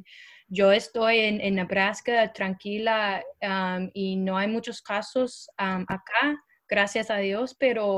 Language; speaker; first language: Spanish; non-native, fluent; English